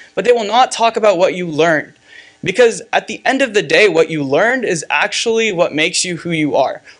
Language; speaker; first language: English; native; English